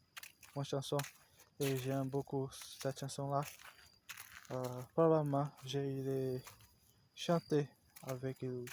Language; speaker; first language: French; non-native, learner; Portuguese